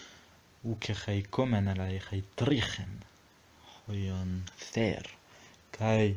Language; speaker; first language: Greek; non-native, fluent; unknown